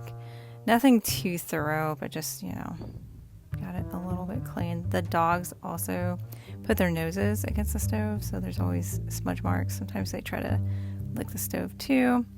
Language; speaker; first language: English; native; English